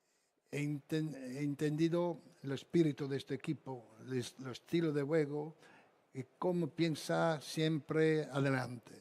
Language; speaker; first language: Spanish; non-native, fluent; Italian